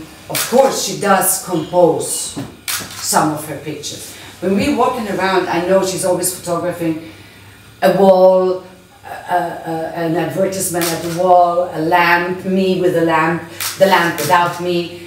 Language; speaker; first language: English; non-native, fluent; German